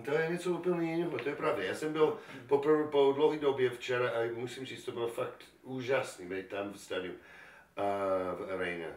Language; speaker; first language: Czech; non-native, learner; English